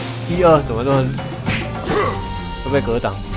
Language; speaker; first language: Chinese; native; Chinese